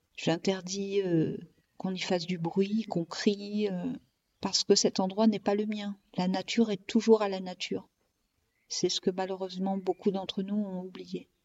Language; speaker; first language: French; native; French